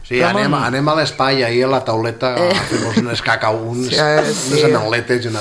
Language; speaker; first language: Catalan; native; Catalan